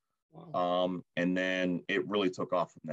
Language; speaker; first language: English; native; English